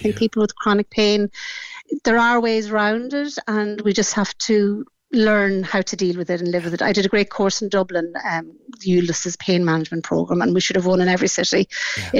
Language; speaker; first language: English; native; English